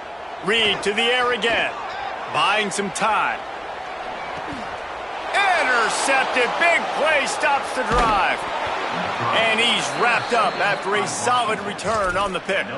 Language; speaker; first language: English; native; English